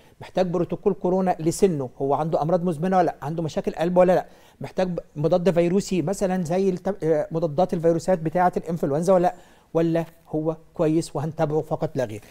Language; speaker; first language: Egyptian Arabic; native; Egyptian Arabic